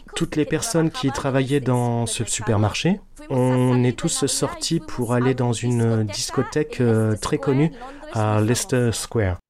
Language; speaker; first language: French; non-native, fluent; Spanish